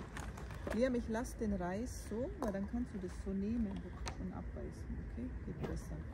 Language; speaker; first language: German; non-native, fluent; Filipino